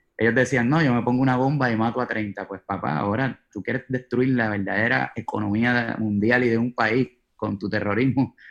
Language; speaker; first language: Spanish; native; Spanish